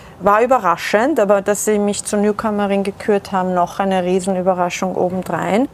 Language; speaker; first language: German; early bilingual, other home language; Persian